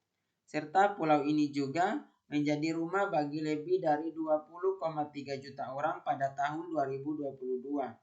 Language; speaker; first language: Indonesian; native; Indonesian